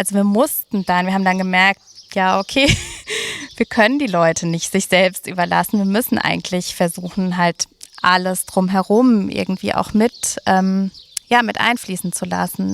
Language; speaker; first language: German; native; German